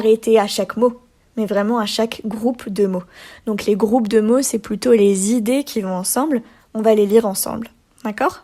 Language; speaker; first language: French; native; French